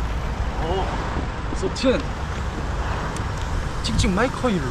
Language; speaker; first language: Thai; non-native, learner; Korean